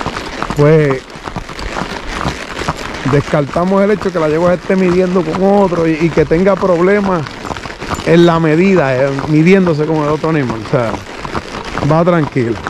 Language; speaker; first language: Spanish; native; Spanish